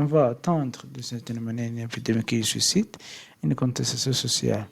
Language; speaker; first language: French; non-native, learner; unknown